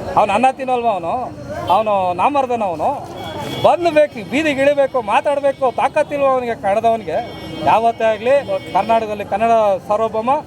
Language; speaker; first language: Kannada; native; Kannada